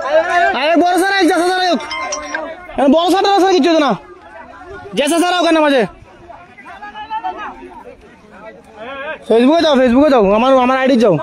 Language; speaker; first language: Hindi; non-native, learner; Bangla